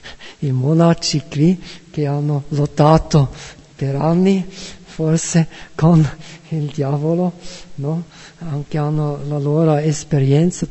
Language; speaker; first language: Italian; non-native, fluent; German